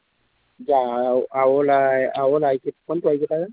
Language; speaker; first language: Spanish; non-native, learner; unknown